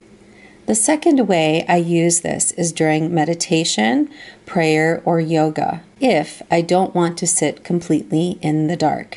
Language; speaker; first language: English; native; English